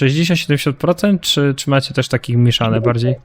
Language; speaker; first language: Polish; native; Polish